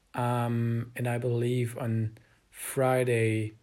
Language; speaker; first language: English; non-native, fluent; German